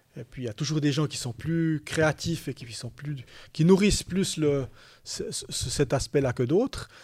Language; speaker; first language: French; native; French